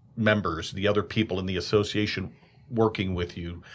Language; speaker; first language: English; native; English